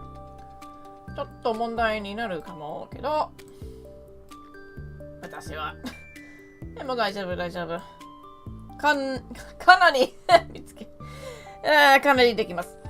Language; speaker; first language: Japanese; non-native, learner; English